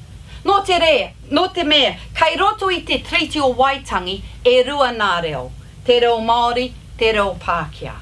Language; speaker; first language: Māori; non-native, local second language; English